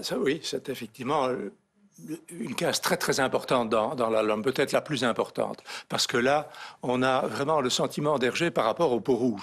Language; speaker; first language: French; native; French